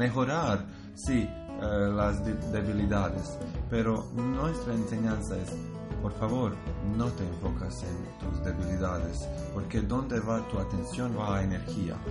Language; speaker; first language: Spanish; non-native, learner; Croatian